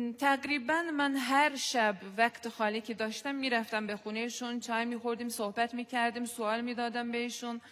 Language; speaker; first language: Persian; non-native, fluent; Azerbaijani